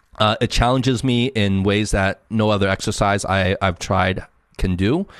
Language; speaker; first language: English; early bilingual, other home language; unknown